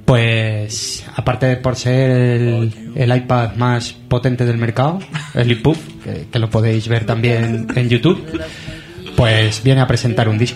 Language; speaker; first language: Spanish; native; Spanish